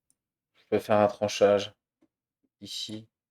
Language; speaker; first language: French; native; French